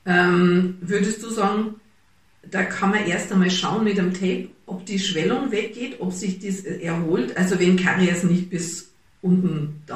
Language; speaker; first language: German; native; German